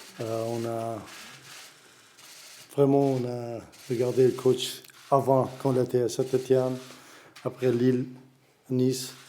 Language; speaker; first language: French; non-native, learner; Arabic